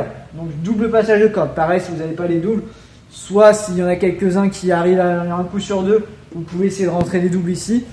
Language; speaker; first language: French; native; French